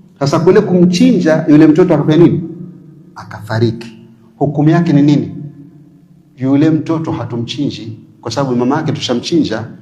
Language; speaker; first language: Swahili; native; Swahili